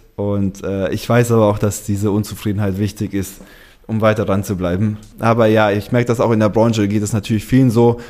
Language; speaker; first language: German; native; German